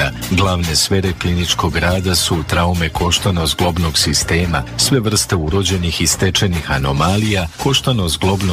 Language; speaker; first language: Serbian; native; Serbian